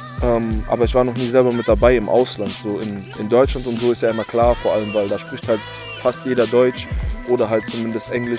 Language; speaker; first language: German; native; German